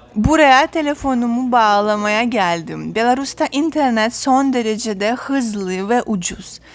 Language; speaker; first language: Turkish; non-native, fluent; Russian